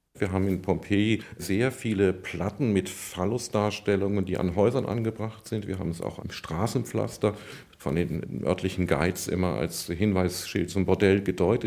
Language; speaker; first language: German; native; German